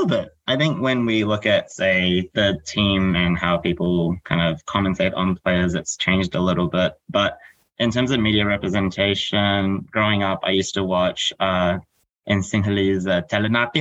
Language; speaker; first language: English; native; English